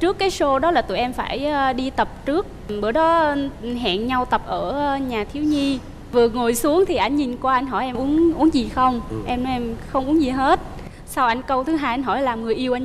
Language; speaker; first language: Vietnamese; native; Vietnamese